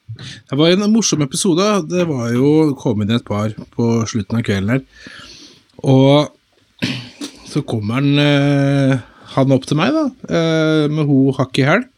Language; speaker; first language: Norwegian; native; Norwegian